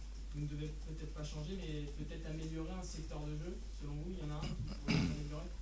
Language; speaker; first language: French; native; French